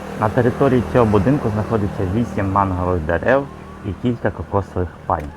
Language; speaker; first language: Ukrainian; native; Ukrainian